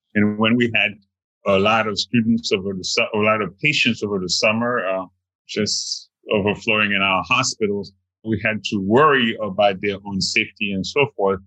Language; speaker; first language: English; non-native, fluent; Haitian Creole